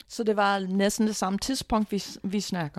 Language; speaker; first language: Danish; non-native, fluent; English